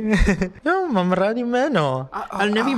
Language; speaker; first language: Czech; non-native, learner; Spanish